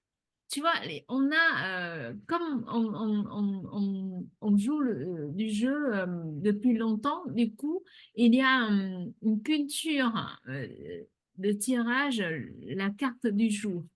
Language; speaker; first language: French; non-native, fluent; Vietnamese